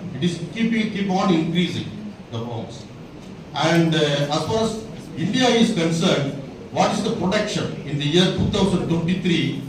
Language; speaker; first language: English; non-native, local second language; Tamil